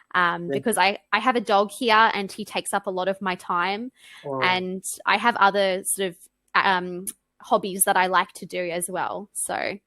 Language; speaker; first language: English; native; English